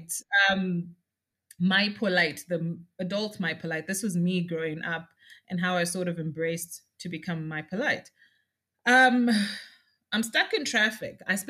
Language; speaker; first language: English; non-native, local second language; Shona